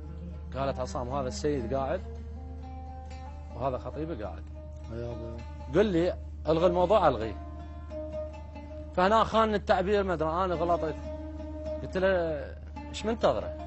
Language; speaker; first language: Arabic; native; Arabic